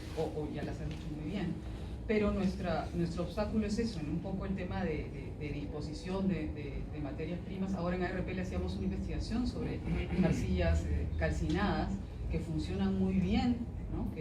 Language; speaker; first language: Spanish; native; Spanish